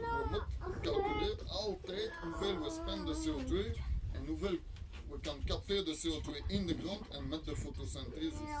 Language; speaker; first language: Dutch; non-native, learner; French